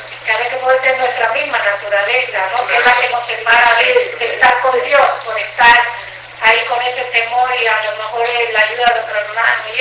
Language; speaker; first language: Spanish; native; Spanish